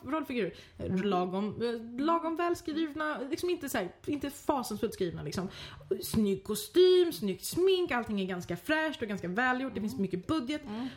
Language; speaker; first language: Swedish; native; Swedish